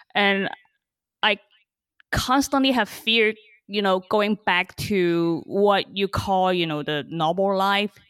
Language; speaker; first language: English; early bilingual, other home language; Chinese